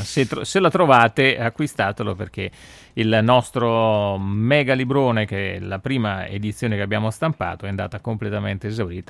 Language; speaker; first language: Italian; native; Italian